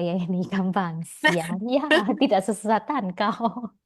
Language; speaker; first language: Indonesian; native; Indonesian